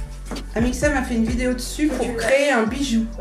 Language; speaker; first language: French; native; French